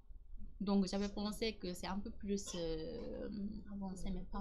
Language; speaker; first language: French; non-native, learner; Japanese